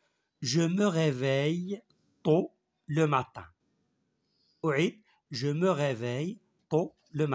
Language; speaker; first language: French; non-native, local second language; Arabic